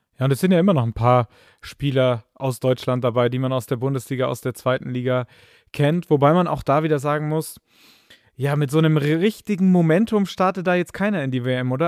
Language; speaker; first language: German; native; German